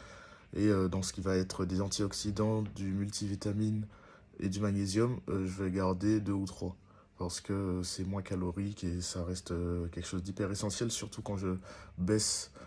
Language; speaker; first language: French; native; French